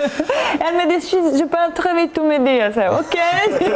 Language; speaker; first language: French; non-native, learner; Serbian